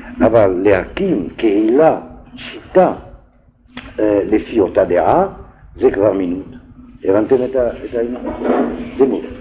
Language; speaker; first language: Hebrew; non-native, fluent; French